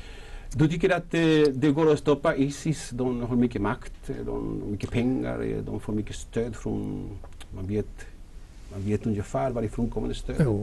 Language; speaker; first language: Swedish; non-native, fluent; Spanish